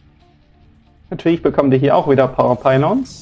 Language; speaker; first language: German; native; German